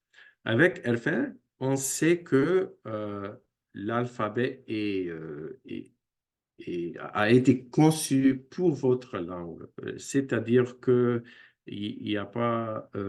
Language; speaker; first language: French; non-native, fluent; English